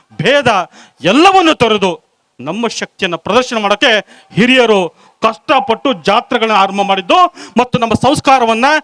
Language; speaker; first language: Kannada; non-native, local second language; Lambadi